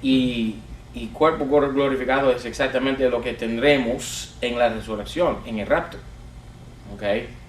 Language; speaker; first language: Spanish; non-native, fluent; English